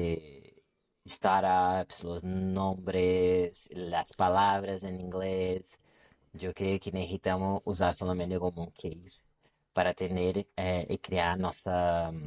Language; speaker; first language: Spanish; non-native, local second language; Portuguese